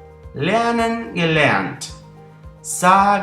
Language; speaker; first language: German; non-native, fluent; Spanish